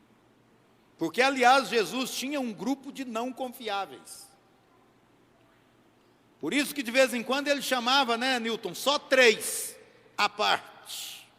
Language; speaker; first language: Portuguese; native; Portuguese